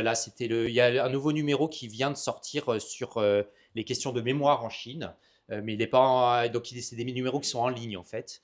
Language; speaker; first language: French; native; French